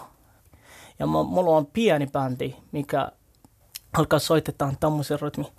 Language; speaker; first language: Finnish; non-native, learner; Arabic